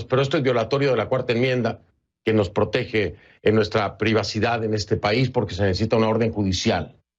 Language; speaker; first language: Spanish; native; Spanish